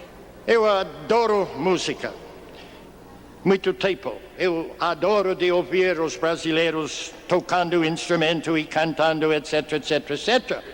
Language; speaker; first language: Portuguese; non-native, fluent; English